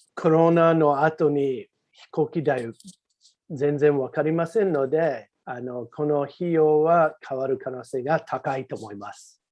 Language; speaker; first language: Japanese; non-native, fluent; English